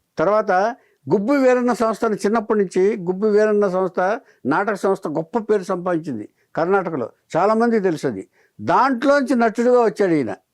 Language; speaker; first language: Telugu; native; Telugu